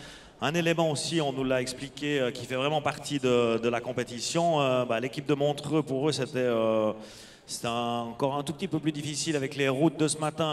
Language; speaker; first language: French; native; French